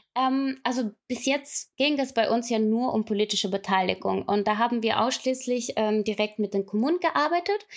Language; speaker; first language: German; non-native, fluent; Ukrainian